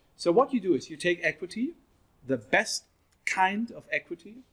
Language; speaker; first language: English; non-native, fluent; German